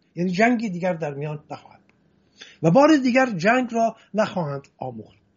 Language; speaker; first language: Persian; non-native, local second language; Assyrian Neo-Aramaic